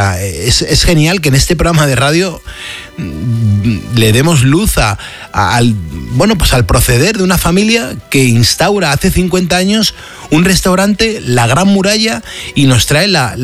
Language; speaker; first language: Spanish; native; Spanish